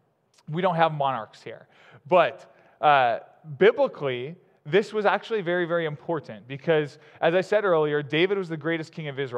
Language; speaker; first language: English; native; English